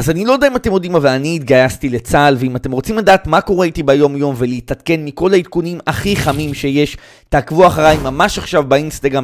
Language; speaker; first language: Hebrew; native; Hebrew